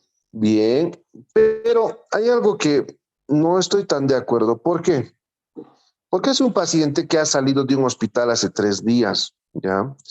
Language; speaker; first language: Spanish; native; Spanish